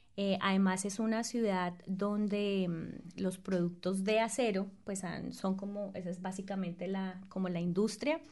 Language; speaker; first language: Spanish; native; Spanish